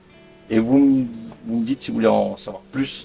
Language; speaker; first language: French; native; French